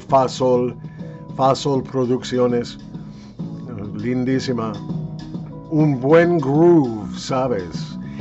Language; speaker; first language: Spanish; non-native, fluent; English